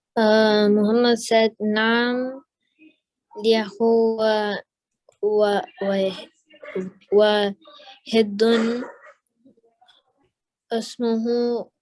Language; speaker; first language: Arabic; non-native, learner; English